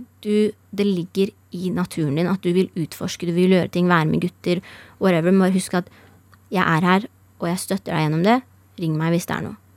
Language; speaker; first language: Norwegian; early bilingual, other home language; Persian